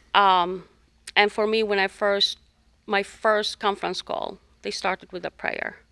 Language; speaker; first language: English; non-native, fluent; Arabic